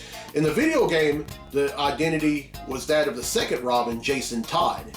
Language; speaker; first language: English; native; English